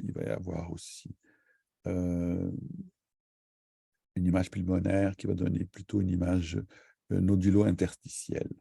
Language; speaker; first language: French; native; French